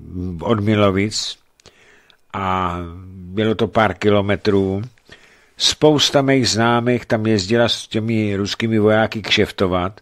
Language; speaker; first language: Czech; native; Czech